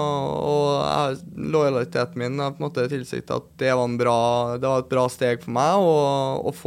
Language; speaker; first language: Norwegian; native; Norwegian